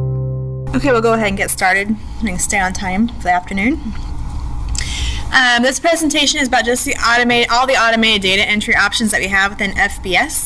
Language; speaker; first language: English; native; English